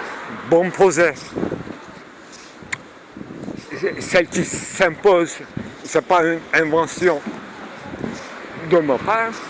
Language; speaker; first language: French; non-native, fluent; Turkish